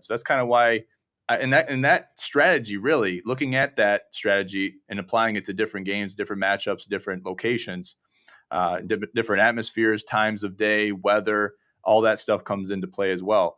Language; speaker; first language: English; native; English